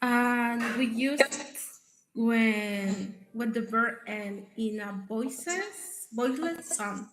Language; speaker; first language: English; non-native, learner; Spanish